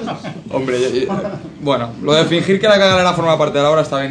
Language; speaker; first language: Spanish; native; Spanish